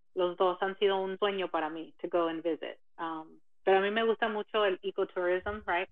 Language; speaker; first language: Spanish; early bilingual, heritage; Spanish